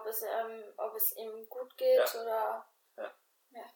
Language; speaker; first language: German; non-native, fluent; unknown